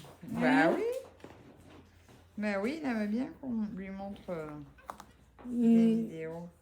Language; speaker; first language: French; native; French